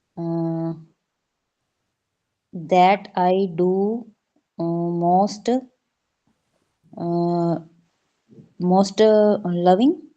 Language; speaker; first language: English; non-native, local second language; Hindi